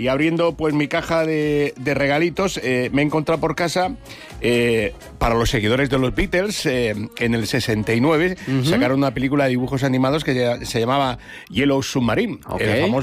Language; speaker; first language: Spanish; native; Spanish